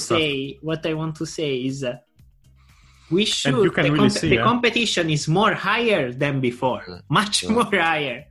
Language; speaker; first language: English; non-native, learner; Italian